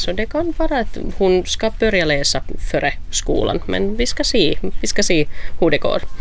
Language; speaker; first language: Swedish; non-native, local second language; Finnish